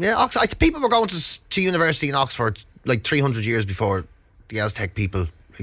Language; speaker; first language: English; native; English